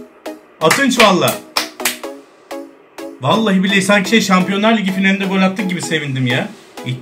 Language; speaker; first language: Turkish; native; Turkish